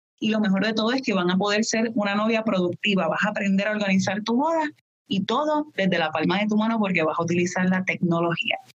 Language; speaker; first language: Spanish; native; Spanish